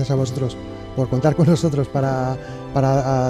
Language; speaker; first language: Spanish; native; Spanish